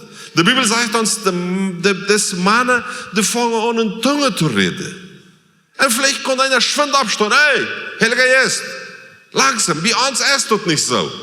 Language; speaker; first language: German; non-native, learner; Plautdietsch